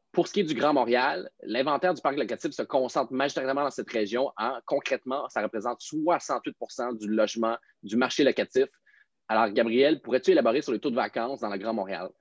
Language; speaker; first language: French; native; French